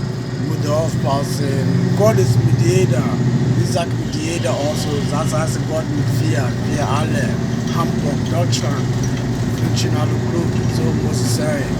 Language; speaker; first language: German; non-native, learner; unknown